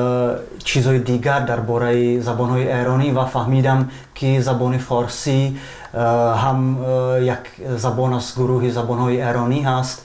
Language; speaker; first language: Persian; non-native, fluent; Czech